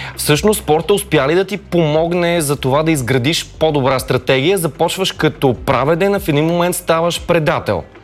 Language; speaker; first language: Bulgarian; native; Bulgarian